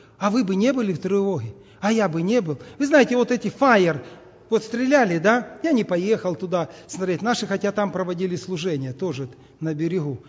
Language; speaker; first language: Russian; native; Russian